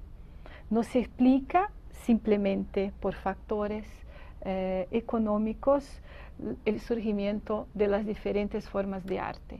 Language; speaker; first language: Spanish; non-native, fluent; Portuguese